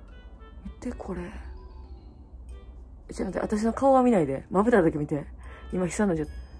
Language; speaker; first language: Japanese; native; Japanese